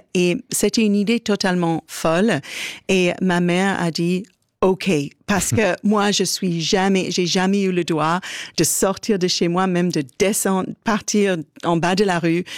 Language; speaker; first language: French; non-native, fluent; English